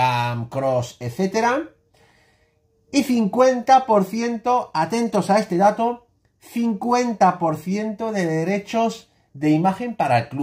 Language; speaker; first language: Spanish; native; Spanish